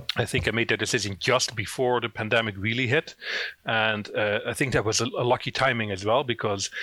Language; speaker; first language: English; non-native, fluent; Dutch